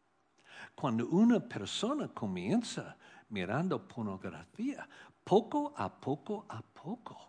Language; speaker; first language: Spanish; non-native, learner; English